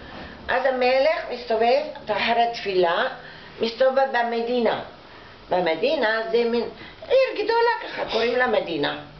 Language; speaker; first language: Hebrew; non-native, fluent; Arabic